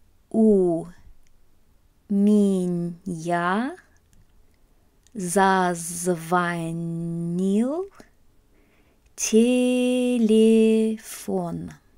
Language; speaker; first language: Russian; non-native, fluent; English